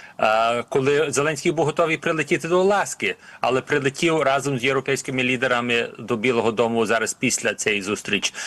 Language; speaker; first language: Ukrainian; early bilingual, heritage; Ukrainian